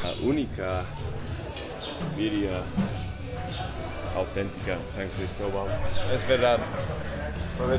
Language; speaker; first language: Spanish; non-native, fluent; English